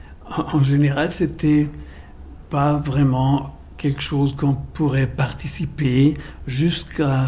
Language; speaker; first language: French; non-native, fluent; German